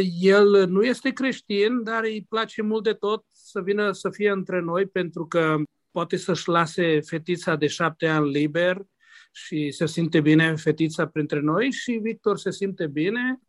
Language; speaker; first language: Romanian; non-native, local second language; Hungarian